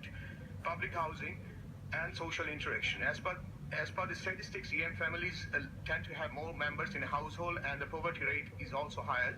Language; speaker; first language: English; non-native, local second language; Bangla